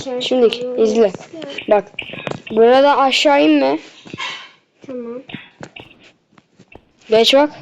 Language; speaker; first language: Turkish; native; Turkish